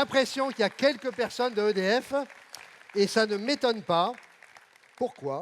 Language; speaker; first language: French; native; French